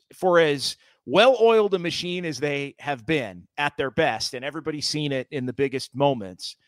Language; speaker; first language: English; native; English